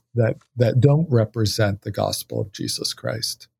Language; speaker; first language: English; native; English